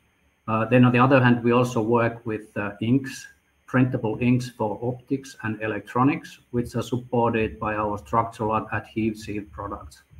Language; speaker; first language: English; non-native, fluent; Finnish